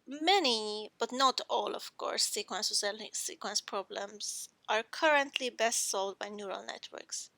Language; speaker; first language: English; non-native, fluent; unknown